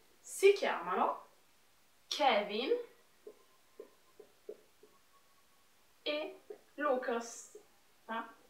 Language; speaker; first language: Italian; non-native, fluent; Portuguese